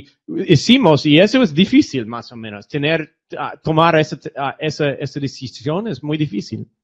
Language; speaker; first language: Spanish; non-native, fluent; English